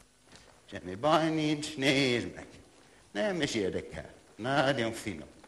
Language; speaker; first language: Hungarian; non-native, learner; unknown